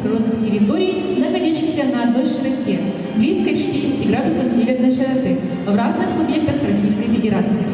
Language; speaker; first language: Russian; native; Russian